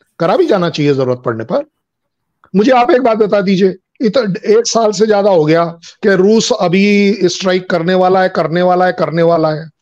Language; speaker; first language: Hindi; native; Hindi